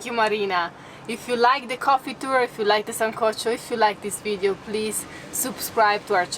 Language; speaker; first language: English; non-native, fluent; Italian